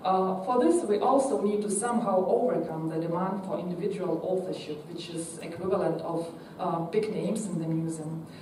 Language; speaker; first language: English; non-native, fluent; Lithuanian